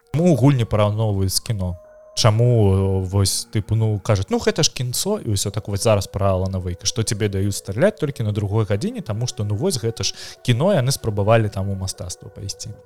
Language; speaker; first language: Belarusian; non-native, local second language; Russian